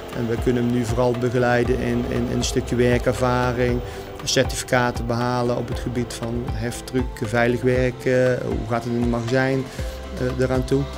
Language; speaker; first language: Dutch; native; Dutch